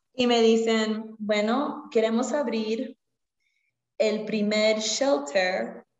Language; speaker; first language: Spanish; native; Spanish